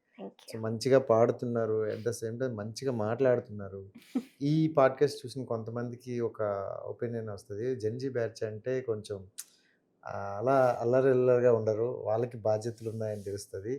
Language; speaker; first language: Telugu; native; Telugu